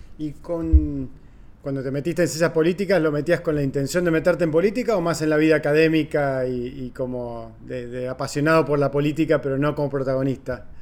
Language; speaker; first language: Spanish; native; Spanish